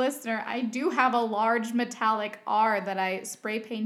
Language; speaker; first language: English; native; English